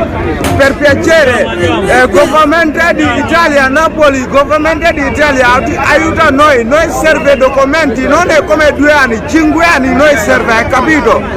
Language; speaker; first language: Italian; non-native, learner; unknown